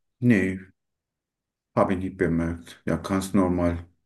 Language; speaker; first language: German; non-native, learner; Turkish